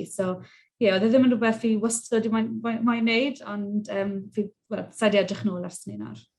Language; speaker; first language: Welsh; native; Welsh